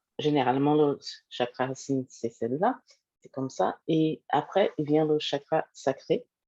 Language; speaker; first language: French; non-native, fluent; Portuguese